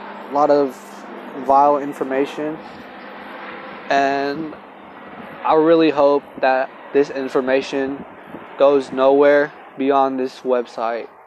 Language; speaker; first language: English; early bilingual, other home language; Spanish